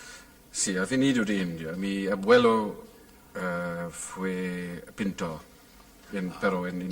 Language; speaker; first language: Spanish; non-native, fluent; English